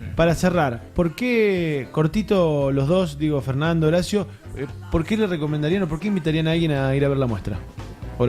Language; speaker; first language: Spanish; native; Spanish